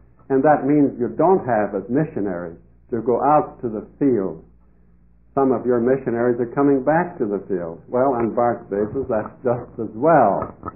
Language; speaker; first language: English; non-native, fluent; Dutch